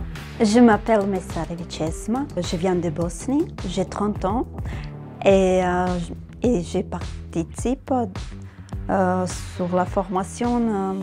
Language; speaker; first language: French; non-native, learner; Bosnian